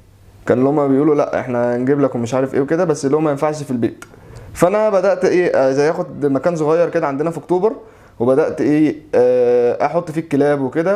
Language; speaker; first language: Arabic; native; Arabic